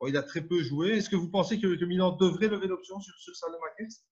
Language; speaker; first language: French; native; French